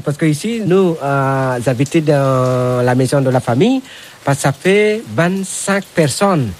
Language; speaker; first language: French; non-native, learner; Indonesian